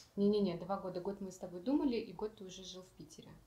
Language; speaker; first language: Russian; native; Russian